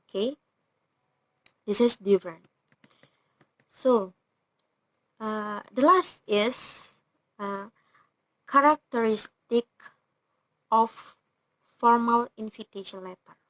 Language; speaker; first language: English; non-native, learner; Indonesian